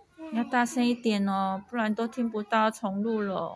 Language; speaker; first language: Chinese; native; Chinese